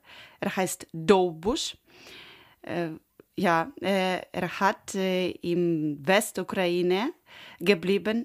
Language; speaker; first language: German; non-native, learner; Ukrainian